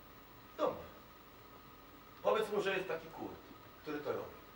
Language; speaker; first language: Polish; non-native, fluent; Kurdish